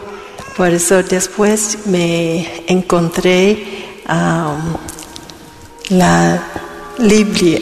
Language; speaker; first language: Spanish; non-native, learner; Vietnamese